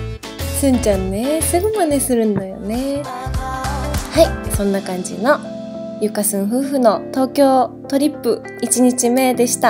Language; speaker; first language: Japanese; native; Japanese